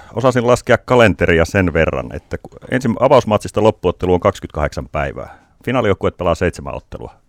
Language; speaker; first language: Finnish; native; Finnish